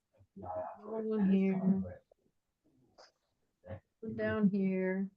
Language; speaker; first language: English; native; English